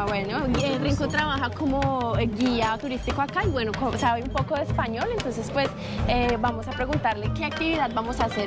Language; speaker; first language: Spanish; native; Spanish